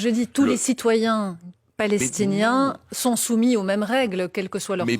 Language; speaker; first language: French; native; French